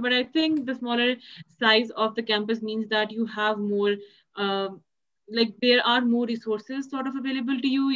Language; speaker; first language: English; non-native, local second language; Urdu